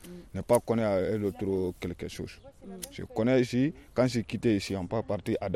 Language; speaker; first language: French; non-native, learner; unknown